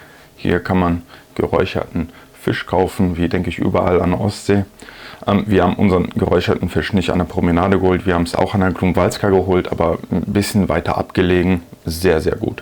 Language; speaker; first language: German; native; German